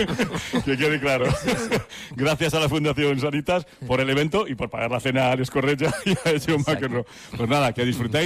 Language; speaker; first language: Spanish; native; Spanish